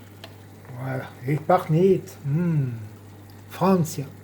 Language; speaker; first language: Russian; non-native, learner; French